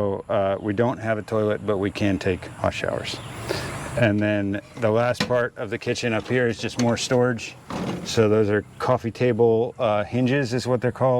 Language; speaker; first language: English; native; English